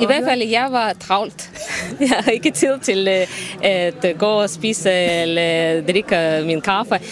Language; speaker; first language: Danish; non-native, learner; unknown